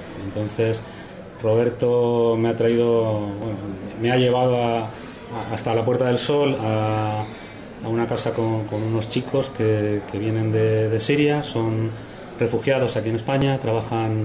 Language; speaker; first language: Spanish; native; Spanish